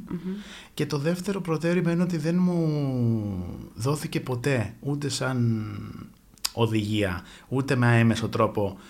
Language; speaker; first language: Greek; native; Greek